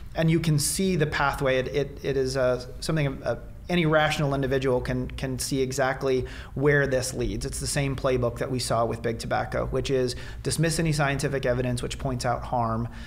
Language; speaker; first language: English; native; English